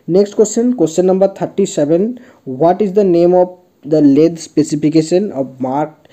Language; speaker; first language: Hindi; non-native, local second language; Bangla